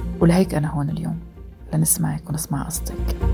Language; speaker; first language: Arabic; native; Arabic